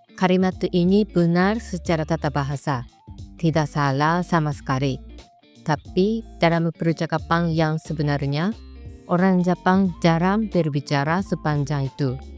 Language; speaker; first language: Indonesian; non-native, fluent; Japanese